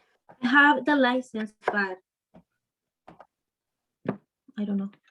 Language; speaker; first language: English; non-native, learner; Spanish